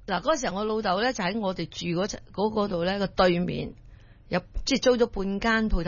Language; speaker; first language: Cantonese; early bilingual, heritage; Cantonese